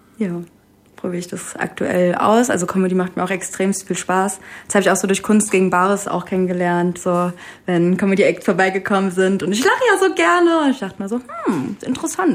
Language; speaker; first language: German; early bilingual, other home language; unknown